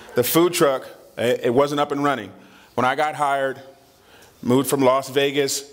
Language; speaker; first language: English; native; English